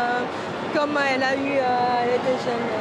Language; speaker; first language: French; non-native, fluent; Korean